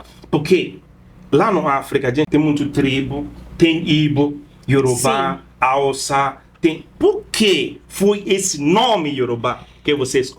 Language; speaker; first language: Portuguese; non-native, fluent; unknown